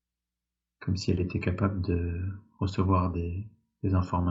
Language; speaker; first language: French; native; French